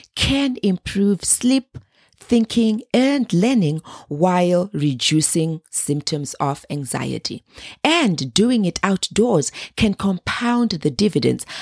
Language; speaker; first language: English; non-native, local second language; Shona